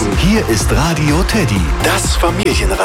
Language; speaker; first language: German; native; German